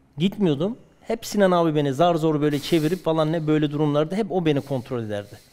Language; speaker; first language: Turkish; early bilingual, heritage; Turkish